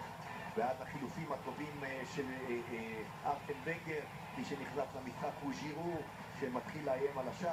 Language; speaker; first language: Hebrew; native; Hebrew